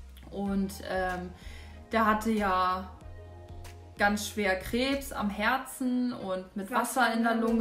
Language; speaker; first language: German; native; German